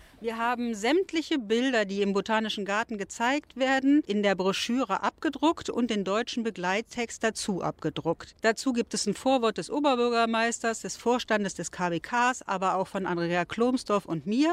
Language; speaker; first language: German; native; German